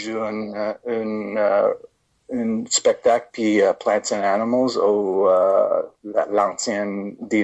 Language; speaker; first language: French; non-native, fluent; English